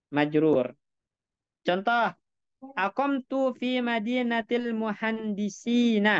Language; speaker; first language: Arabic; non-native, fluent; Indonesian